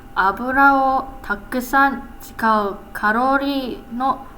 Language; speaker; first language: Japanese; non-native, learner; English